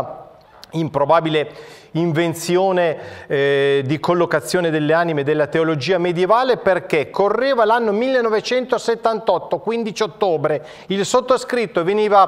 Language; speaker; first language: Italian; native; Italian